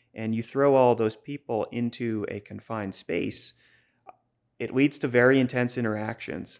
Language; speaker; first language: English; native; English